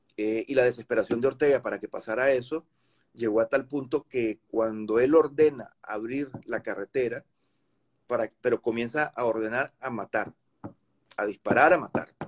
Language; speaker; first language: Spanish; native; Spanish